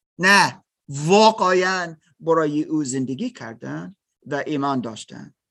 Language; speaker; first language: Persian; non-native, learner; German